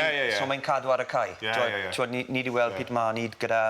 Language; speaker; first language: Welsh; native; Welsh